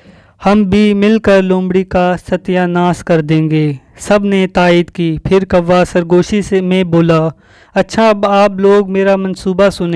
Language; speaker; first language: Urdu; native; Urdu